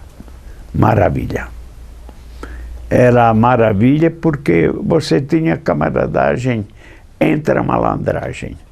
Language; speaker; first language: Portuguese; non-native, fluent; English